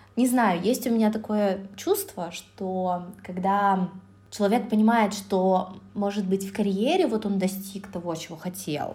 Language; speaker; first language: Russian; native; Russian